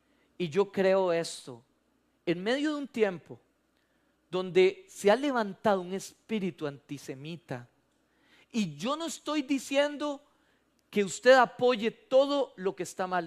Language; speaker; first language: Spanish; native; Spanish